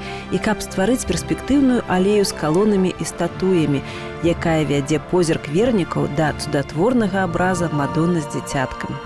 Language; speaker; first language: Belarusian; native; Belarusian